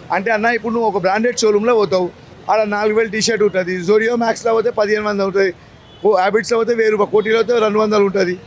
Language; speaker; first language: Telugu; non-native, local second language; Gujarati